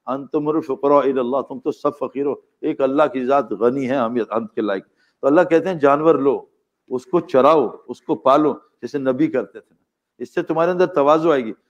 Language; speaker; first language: Urdu; native; Urdu